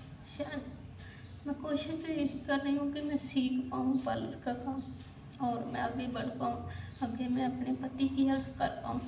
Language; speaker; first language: Hindi; native; Hindi